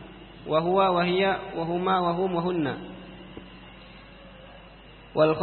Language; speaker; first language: Arabic; non-native, learner; Indonesian